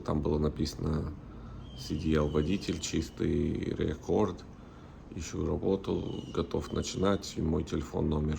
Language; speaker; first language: Russian; early bilingual, heritage; Russian